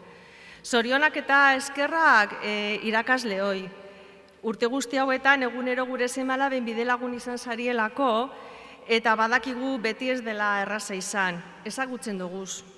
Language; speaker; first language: Basque; native; Basque